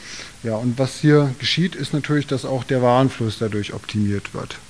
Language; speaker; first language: German; native; German